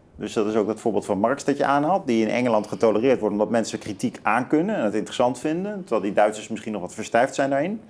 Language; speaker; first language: Dutch; native; Dutch